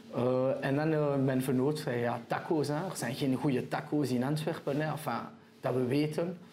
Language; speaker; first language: Dutch; non-native, local second language; French